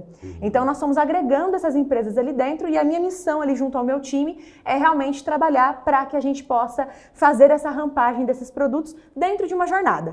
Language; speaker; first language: Portuguese; native; Portuguese